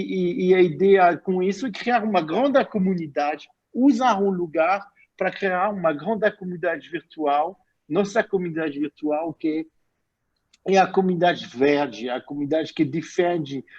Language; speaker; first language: Portuguese; non-native, fluent; French